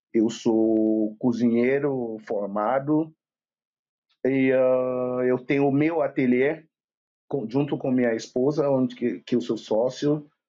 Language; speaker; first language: Portuguese; non-native, fluent; Yoruba